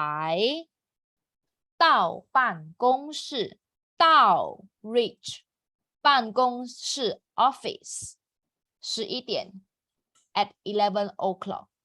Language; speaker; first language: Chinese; non-native, local second language; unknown